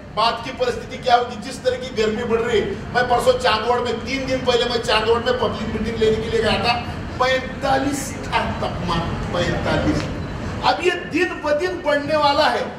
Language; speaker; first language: Hindi; non-native, local second language; Marathi